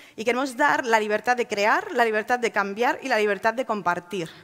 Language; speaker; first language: Spanish; native; Spanish